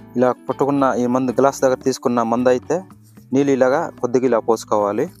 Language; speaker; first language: Telugu; non-native, local second language; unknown